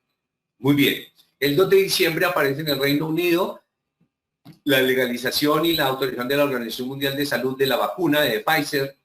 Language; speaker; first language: Spanish; native; Spanish